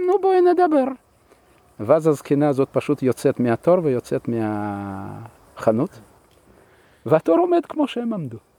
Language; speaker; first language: Hebrew; non-native, fluent; Russian